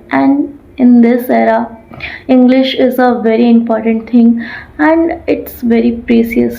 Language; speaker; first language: English; non-native, learner; Odia